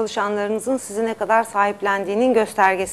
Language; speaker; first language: Turkish; native; Turkish